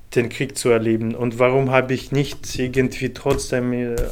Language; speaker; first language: German; non-native, fluent; Ukrainian